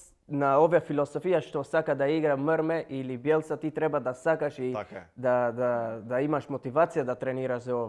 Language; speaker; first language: Macedonian; non-native, learner; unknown